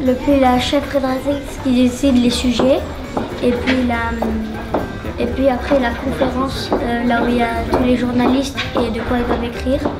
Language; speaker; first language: French; non-native, learner; English